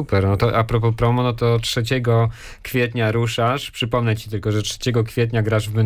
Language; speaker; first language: Polish; native; Polish